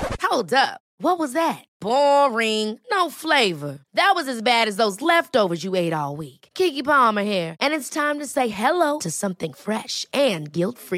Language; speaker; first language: English; native; English